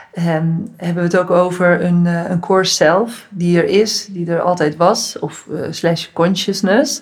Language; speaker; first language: Dutch; native; Dutch